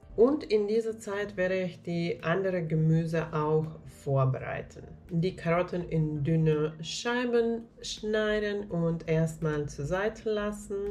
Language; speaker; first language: German; non-native, fluent; Finnish